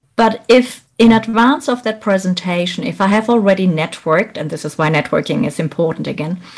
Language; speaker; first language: English; non-native, fluent; German